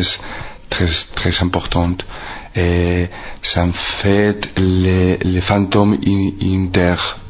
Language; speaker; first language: French; non-native, fluent; Spanish